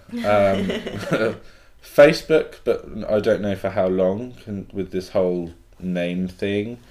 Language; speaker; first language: English; native; English